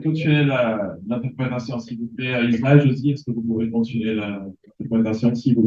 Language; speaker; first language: French; non-native, fluent; Portuguese